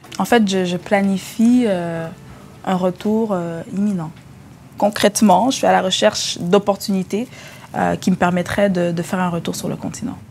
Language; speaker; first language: French; early bilingual, other home language; Lingala